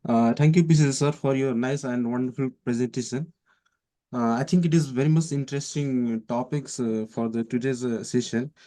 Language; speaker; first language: English; non-native, local second language; Nepali